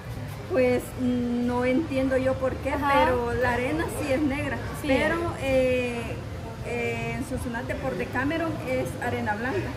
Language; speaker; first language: Spanish; native; Spanish